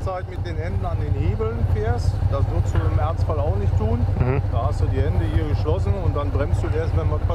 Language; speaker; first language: German; native; German